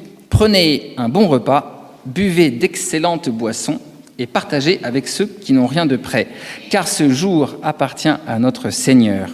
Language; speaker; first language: French; native; French